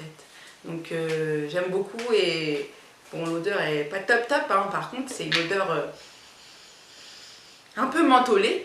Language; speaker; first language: French; native; French